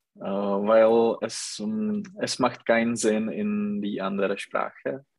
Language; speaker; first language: German; non-native, learner; Czech